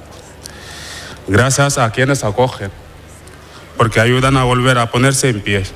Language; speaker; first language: Spanish; non-native, fluent; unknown